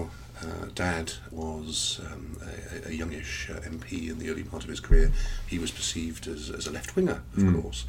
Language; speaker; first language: English; native; English